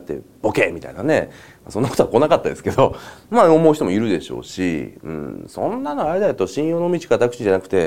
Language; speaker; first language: Japanese; native; Japanese